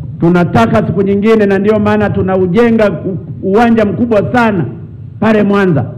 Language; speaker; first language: Swahili; non-native, local second language; Sukuma